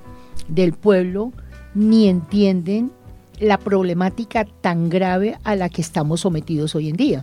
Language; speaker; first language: Spanish; native; Spanish